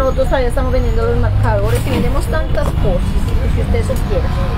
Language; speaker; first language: Spanish; native; Spanish